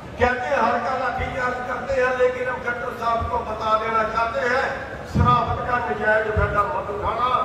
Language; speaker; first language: Hindi; native; Hindi